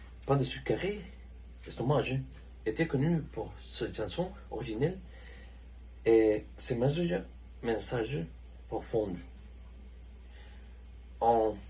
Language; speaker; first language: French; non-native, learner; Spanish